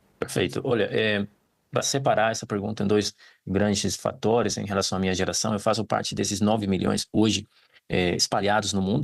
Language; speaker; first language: Portuguese; non-native, fluent; Spanish